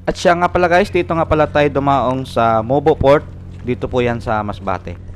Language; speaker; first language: Filipino; native; Filipino